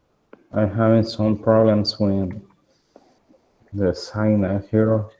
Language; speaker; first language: English; non-native, learner; Spanish